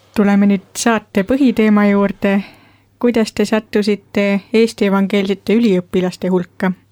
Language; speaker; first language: Estonian; native; Estonian